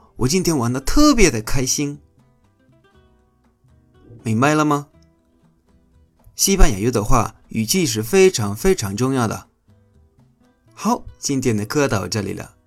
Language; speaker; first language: Chinese; non-native, fluent; Spanish